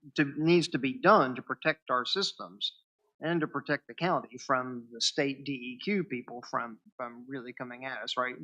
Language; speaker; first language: English; native; English